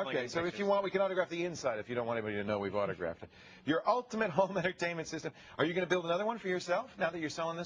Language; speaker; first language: English; native; English